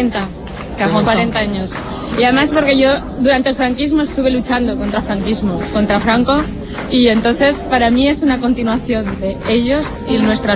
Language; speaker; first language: Spanish; native; Spanish